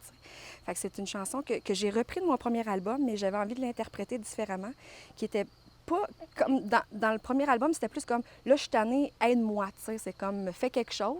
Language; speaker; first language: French; native; French